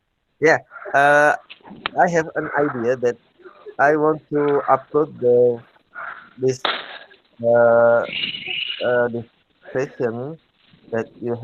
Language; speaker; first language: English; non-native, learner; Indonesian